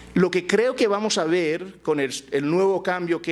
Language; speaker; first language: Spanish; early bilingual, heritage; Spanish